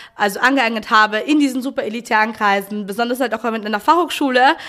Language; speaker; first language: German; native; German